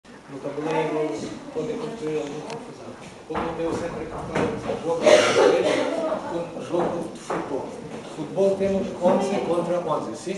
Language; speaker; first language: Portuguese; non-native, learner; Ukrainian